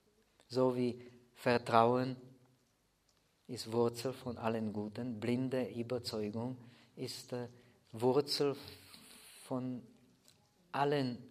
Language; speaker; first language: German; non-native, fluent; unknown